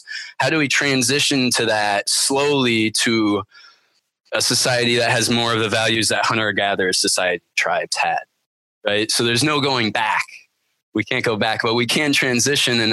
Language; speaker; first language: English; native; English